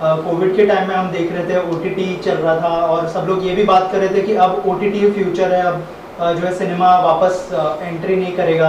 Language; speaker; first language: Hindi; native; Hindi